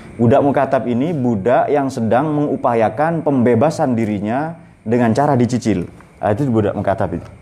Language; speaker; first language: Indonesian; non-native, local second language; Madurese